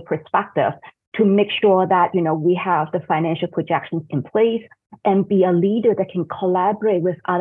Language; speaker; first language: English; non-native, fluent; Cantonese